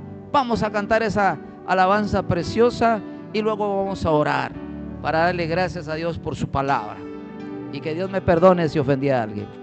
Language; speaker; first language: Spanish; native; Spanish